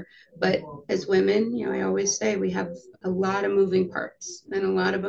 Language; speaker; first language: English; native; English